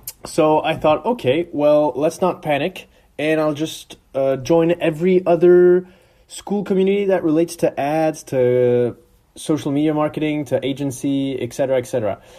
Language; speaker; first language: English; non-native, fluent; French